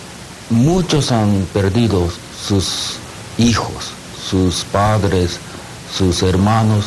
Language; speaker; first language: Spanish; non-native, learner; Japanese